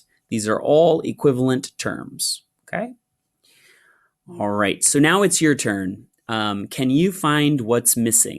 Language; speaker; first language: English; native; English